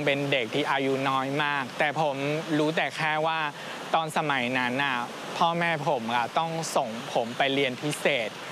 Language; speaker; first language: Thai; non-native, fluent; Chinese